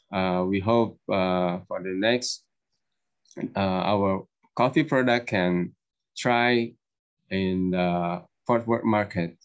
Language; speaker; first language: English; non-native, learner; Indonesian